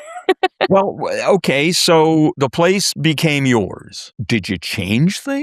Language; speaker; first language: English; native; English